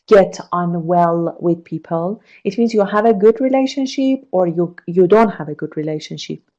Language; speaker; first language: English; non-native, fluent; Persian